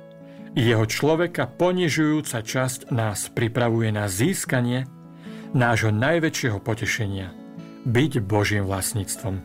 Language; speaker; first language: Slovak; native; Slovak